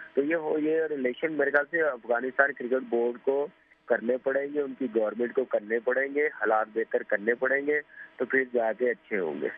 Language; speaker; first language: Urdu; non-native, local second language; Punjabi